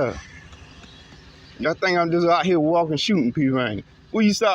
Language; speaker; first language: English; native; English